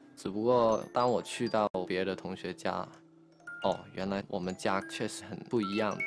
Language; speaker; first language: Chinese; native; Chinese